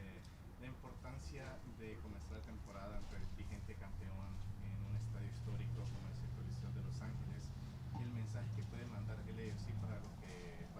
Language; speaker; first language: Spanish; native; Spanish